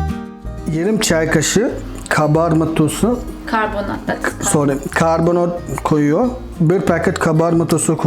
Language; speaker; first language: Turkish; non-native, learner; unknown